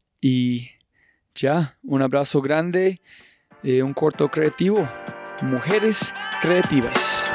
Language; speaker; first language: Spanish; non-native, fluent; English